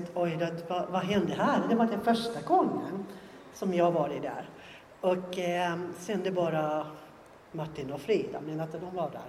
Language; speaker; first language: Swedish; non-native, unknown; Finnish